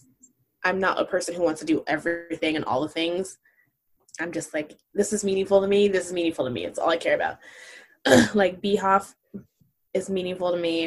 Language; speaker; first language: English; native; English